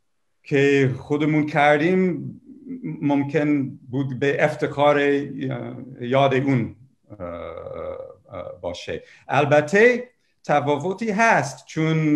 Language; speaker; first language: Persian; non-native, fluent; English